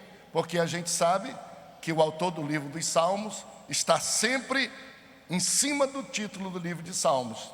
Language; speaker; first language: Portuguese; native; Portuguese